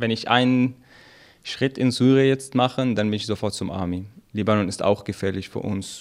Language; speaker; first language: German; non-native, fluent; Arabic